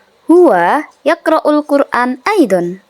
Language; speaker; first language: Arabic; non-native, learner; Indonesian